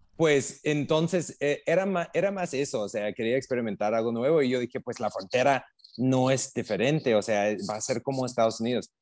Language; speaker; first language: Spanish; non-native, fluent; English